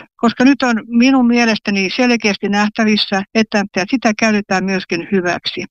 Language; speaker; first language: Finnish; native; Finnish